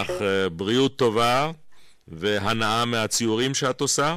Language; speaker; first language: Hebrew; native; Hebrew